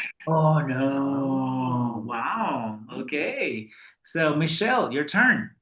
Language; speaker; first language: English; non-native, fluent; Spanish